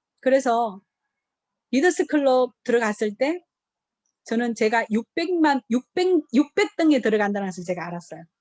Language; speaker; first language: Korean; native; Korean